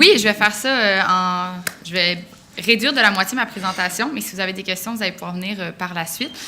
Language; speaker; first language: French; native; French